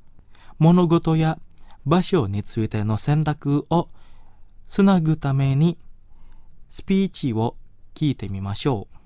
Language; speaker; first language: Japanese; non-native, fluent; Indonesian